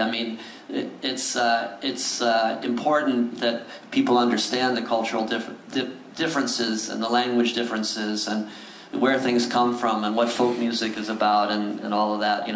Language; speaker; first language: English; native; English